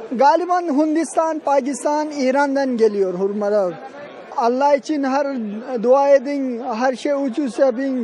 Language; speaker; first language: Turkish; non-native, learner; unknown